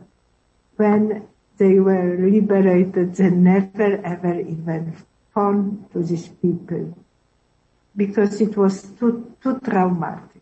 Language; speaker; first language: English; non-native, learner; Polish